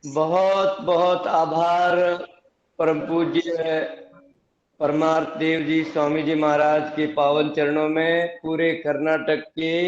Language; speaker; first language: Hindi; non-native, local second language; Kannada